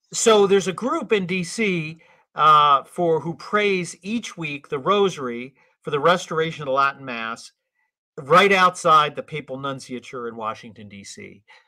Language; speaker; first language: English; native; English